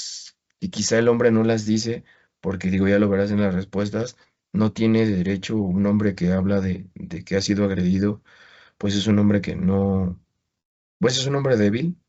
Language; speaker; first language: Spanish; native; Spanish